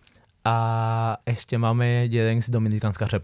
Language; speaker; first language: Czech; non-native, fluent; Spanish